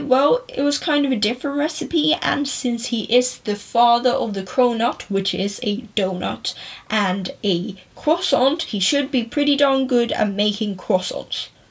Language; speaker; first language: English; native; English